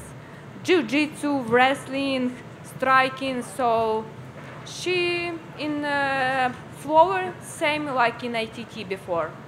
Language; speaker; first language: English; non-native, learner; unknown